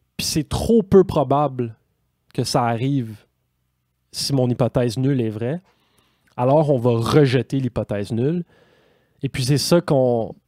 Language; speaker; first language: French; native; French